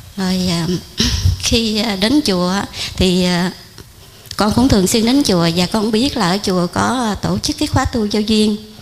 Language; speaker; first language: Vietnamese; non-native, local second language; Khmer